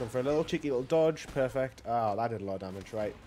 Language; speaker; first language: English; native; English